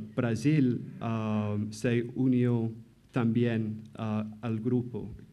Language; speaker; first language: Spanish; non-native, fluent; English